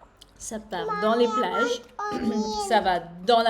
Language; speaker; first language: French; non-native, fluent; English